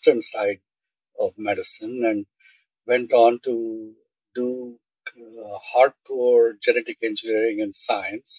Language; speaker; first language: English; non-native, local second language; Tamil